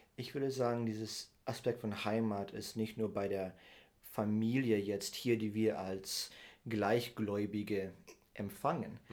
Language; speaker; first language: German; early bilingual, heritage; German